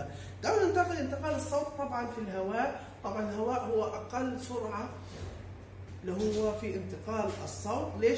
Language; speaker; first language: Arabic; native; Arabic